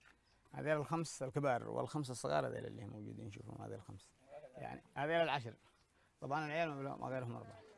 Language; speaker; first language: Arabic; native; Arabic